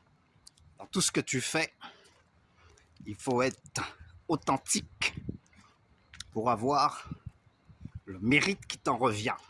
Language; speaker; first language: French; native; French